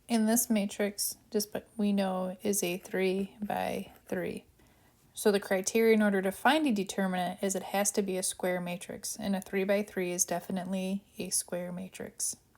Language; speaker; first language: English; native; English